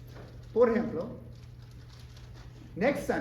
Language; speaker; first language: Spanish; non-native, learner; English